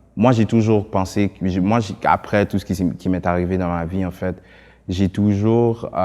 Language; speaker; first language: French; early bilingual, other home language; Haitian Creole